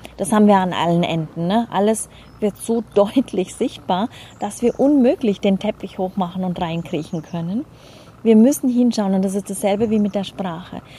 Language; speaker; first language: German; native; German